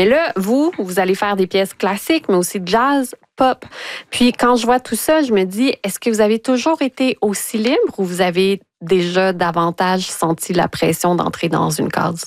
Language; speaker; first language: French; native; French